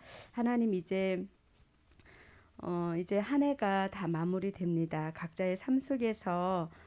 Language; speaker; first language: Korean; native; Korean